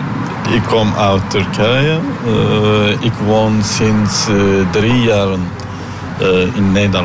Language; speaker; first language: Dutch; non-native, learner; Turkish